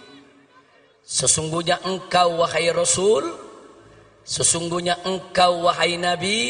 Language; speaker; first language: Indonesian; native; Indonesian